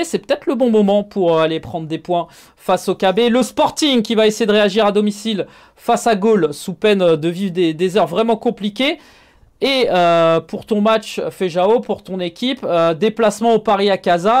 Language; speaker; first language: French; native; French